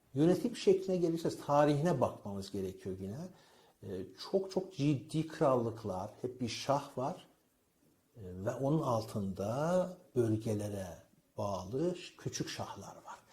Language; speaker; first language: Turkish; non-native, fluent; Persian